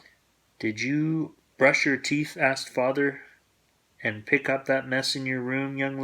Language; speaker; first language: English; native; English